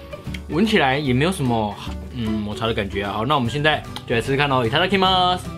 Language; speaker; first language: Chinese; native; Chinese